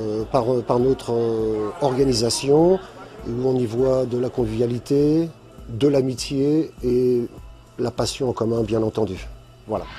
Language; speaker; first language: French; native; French